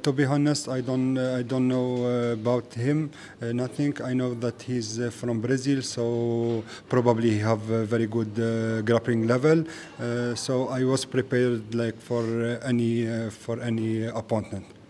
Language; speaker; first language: English; non-native, fluent; French